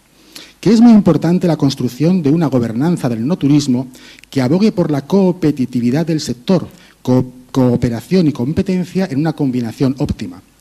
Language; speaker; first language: Spanish; native; Spanish